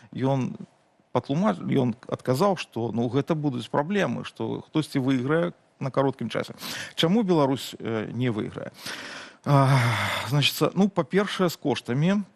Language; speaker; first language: Belarusian; non-native, local second language; Russian